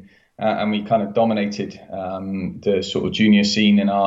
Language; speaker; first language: English; native; English